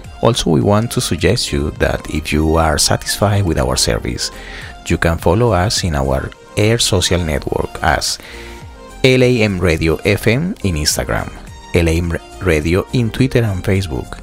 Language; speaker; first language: English; non-native, learner; Spanish